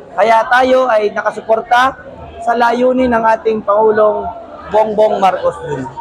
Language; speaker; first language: Filipino; native; Filipino